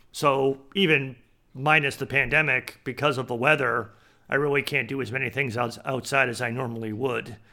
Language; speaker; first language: English; native; English